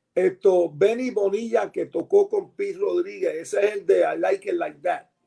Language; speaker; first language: Spanish; early bilingual, heritage; Spanish